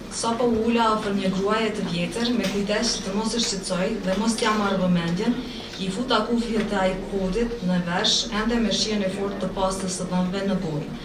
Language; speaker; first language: Albanian; native; Albanian